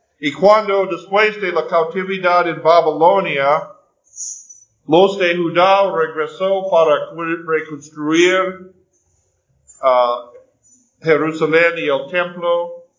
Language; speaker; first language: Spanish; non-native, fluent; English